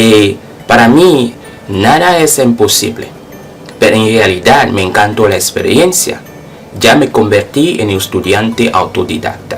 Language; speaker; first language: Spanish; non-native, local second language; French